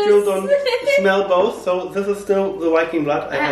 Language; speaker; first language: English; non-native, learner; German